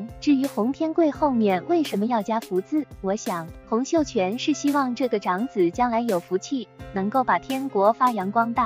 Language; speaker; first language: Chinese; native; Chinese